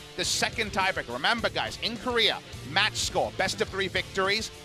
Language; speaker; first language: English; native; English